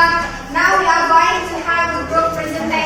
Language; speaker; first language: English; non-native, fluent; Indonesian